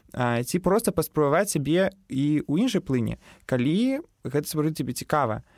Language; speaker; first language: Belarusian; non-native, local second language; Russian